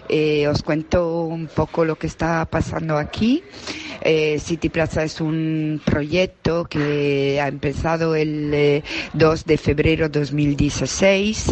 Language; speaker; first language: Spanish; non-native, fluent; Italian